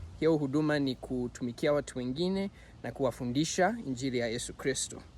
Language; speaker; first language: Swahili; non-native, fluent; English